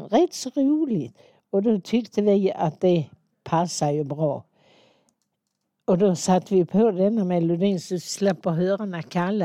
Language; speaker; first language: Swedish; native; Swedish